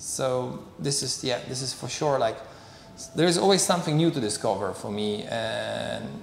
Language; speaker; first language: English; non-native, fluent; Polish